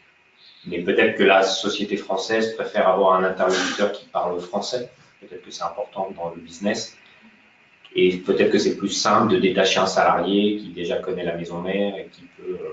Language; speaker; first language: French; native; French